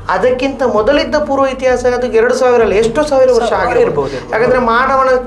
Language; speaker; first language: Kannada; non-native, local second language; Tulu